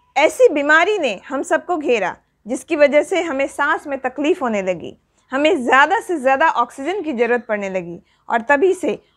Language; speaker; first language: Hindi; native; Hindi